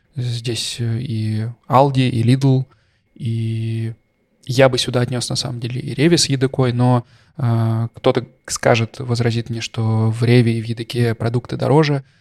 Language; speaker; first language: Russian; native; Russian